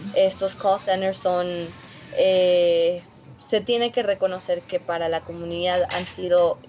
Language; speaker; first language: Spanish; early bilingual, heritage; Spanish